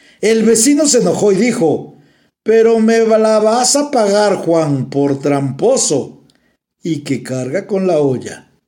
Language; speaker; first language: Spanish; native; Spanish